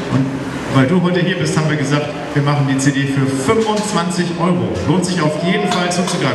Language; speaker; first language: German; native; German